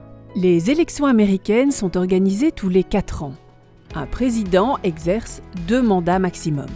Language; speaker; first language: French; native; French